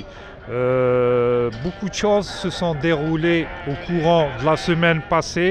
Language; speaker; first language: French; non-native, local second language; Arabic